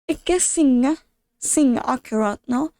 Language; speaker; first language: Norwegian; non-native, learner; English